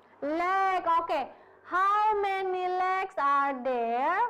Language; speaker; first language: English; non-native, fluent; Indonesian